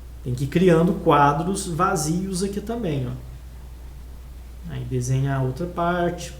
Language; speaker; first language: Portuguese; native; Portuguese